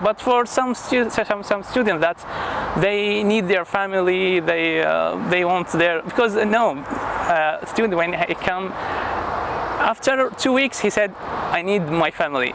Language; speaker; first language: English; non-native, fluent; Arabic